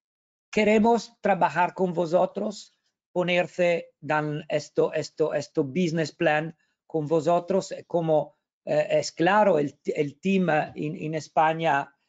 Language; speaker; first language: Spanish; non-native, learner; Italian